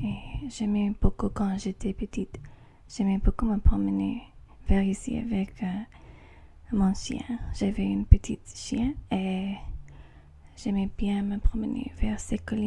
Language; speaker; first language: French; non-native, learner; English